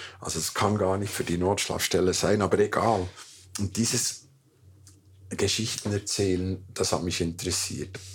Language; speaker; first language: German; native; German